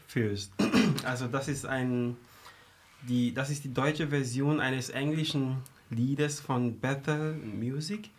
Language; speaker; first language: German; non-native, fluent; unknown